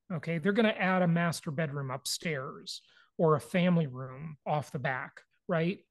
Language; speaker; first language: English; native; English